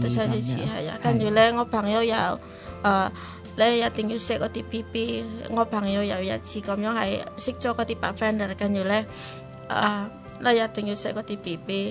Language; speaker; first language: Chinese; non-native, learner; Indonesian